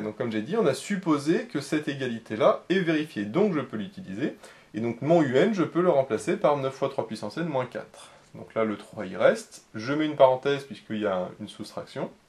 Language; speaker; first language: French; native; French